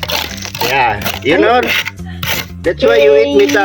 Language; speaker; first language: English; non-native, local second language; Filipino